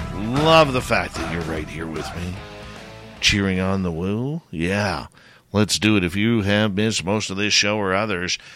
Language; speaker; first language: English; native; English